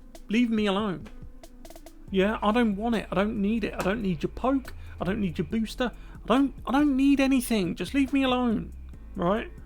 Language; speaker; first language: English; native; English